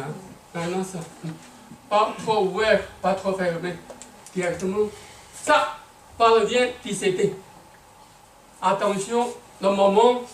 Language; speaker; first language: French; non-native, learner; Chinese